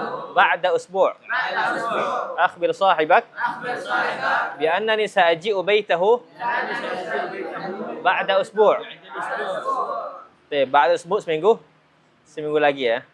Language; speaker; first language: Arabic; non-native, fluent; Indonesian